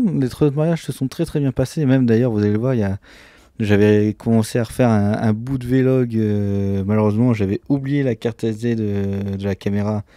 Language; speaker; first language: French; native; French